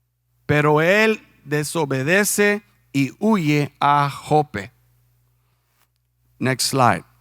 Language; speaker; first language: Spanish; non-native, fluent; English